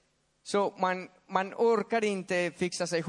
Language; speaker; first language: Swedish; non-native, fluent; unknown